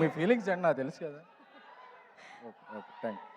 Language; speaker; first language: Telugu; non-native, learner; Tamil